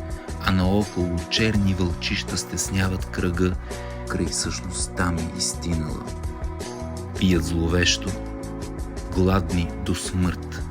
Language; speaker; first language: Bulgarian; native; Bulgarian